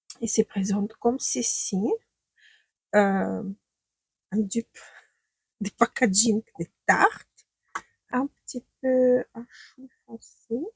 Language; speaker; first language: French; non-native, fluent; Ukrainian